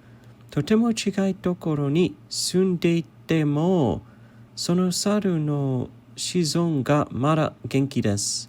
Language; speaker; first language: Japanese; non-native, learner; English